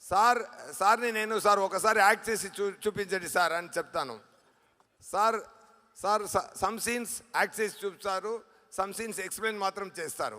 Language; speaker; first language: Telugu; non-native, learner; Tamil